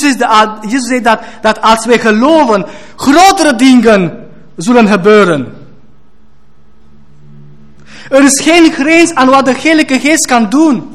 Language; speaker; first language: Dutch; non-native, fluent; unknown